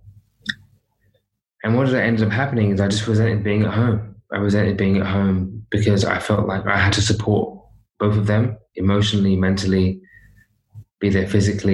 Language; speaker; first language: English; native; English